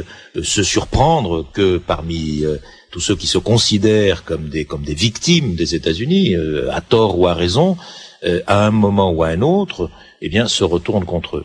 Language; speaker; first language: French; native; French